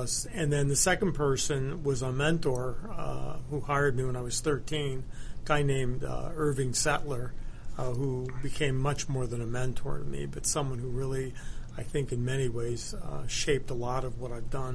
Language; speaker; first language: English; native; English